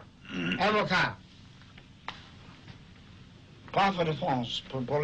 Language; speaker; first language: French; non-native, learner; English